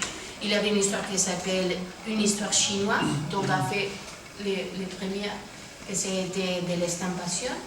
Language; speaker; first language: French; non-native, fluent; Spanish